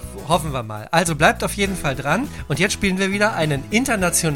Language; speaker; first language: German; native; German